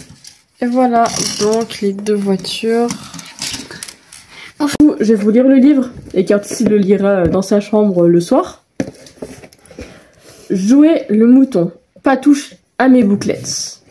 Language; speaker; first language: French; native; French